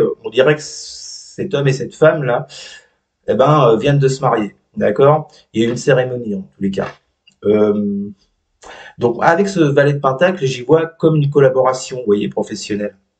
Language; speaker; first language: French; native; French